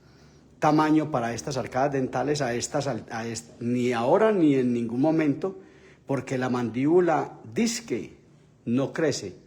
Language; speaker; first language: Spanish; native; Spanish